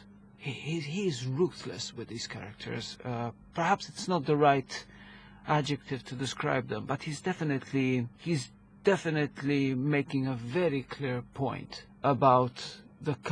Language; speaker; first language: English; non-native, local second language; Maltese